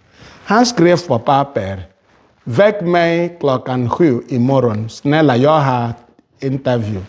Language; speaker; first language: Swedish; non-native, fluent; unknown